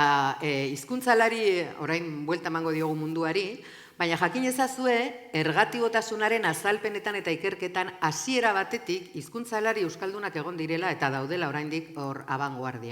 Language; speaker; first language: Basque; native; Basque